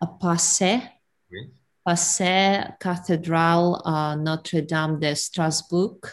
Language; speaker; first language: French; non-native, learner; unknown